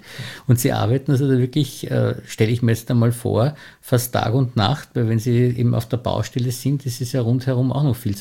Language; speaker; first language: German; native; German